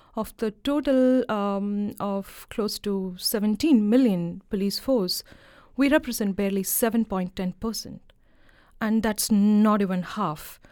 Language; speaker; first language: English; non-native, local second language; Malayalam